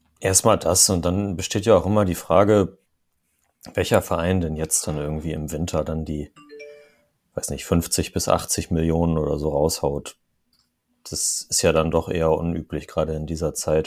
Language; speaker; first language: German; native; German